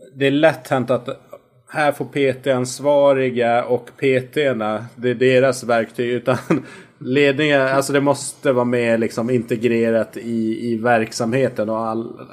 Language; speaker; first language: Swedish; native; Swedish